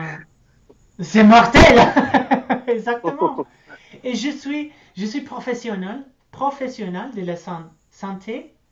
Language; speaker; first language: French; non-native, learner; English